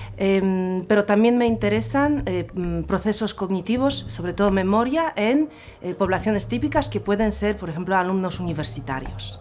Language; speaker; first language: Spanish; non-native, fluent; Polish